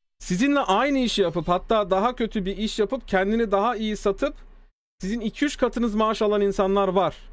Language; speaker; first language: Turkish; early bilingual, heritage; Turkish